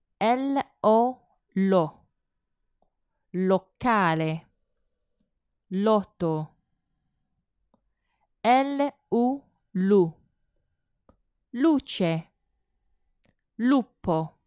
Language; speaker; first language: Italian; non-native, fluent; Chinese